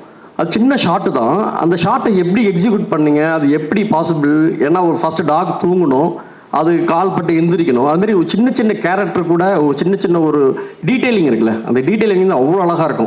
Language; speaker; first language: Tamil; native; Tamil